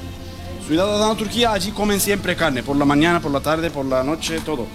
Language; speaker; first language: Spanish; non-native, learner; Turkish